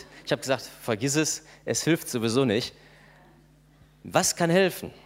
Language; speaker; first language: German; native; German